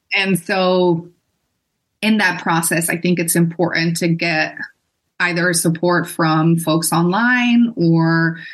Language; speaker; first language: English; non-native, fluent; Dutch